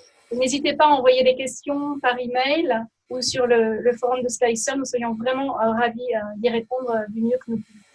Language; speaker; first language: French; native; French